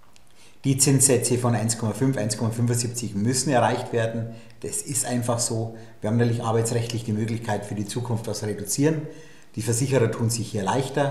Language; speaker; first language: German; native; German